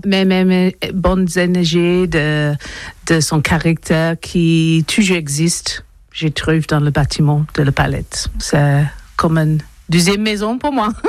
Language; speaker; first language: French; non-native, learner; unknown